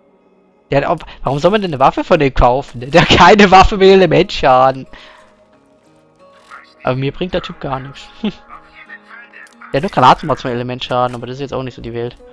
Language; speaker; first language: German; native; German